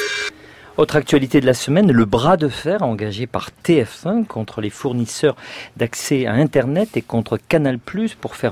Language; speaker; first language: French; native; French